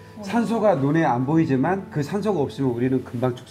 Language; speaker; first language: Korean; native; Korean